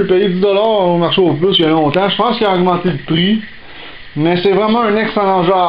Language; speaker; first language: French; native; French